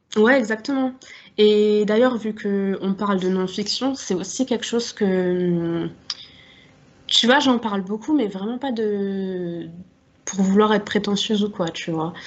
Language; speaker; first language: French; native; French